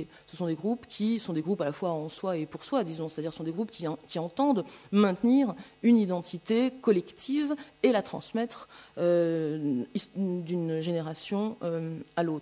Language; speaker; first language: French; native; French